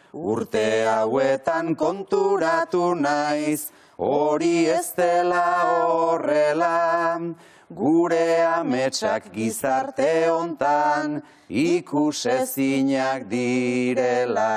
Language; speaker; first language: Basque; native; Basque